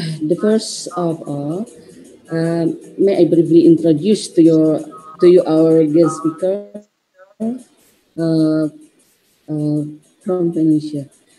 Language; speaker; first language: English; non-native, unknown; Indonesian